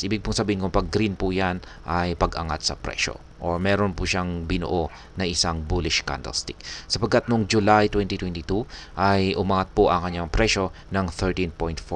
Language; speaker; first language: Filipino; native; Filipino